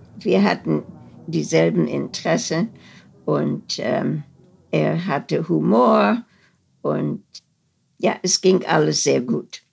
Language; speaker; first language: German; early bilingual, heritage; German